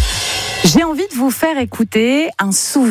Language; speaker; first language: French; native; French